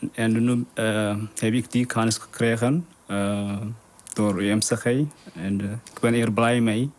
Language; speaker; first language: Dutch; non-native, learner; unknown